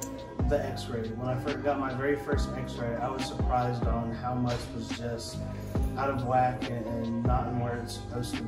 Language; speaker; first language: English; native; English